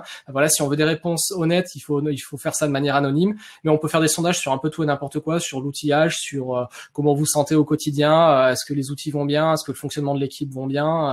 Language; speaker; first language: French; native; French